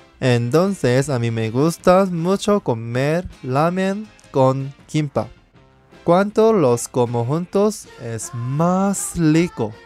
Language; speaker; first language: Spanish; non-native, learner; Korean